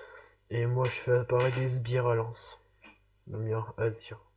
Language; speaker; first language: French; native; French